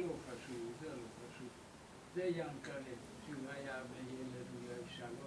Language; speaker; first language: Hebrew; non-native, learner; German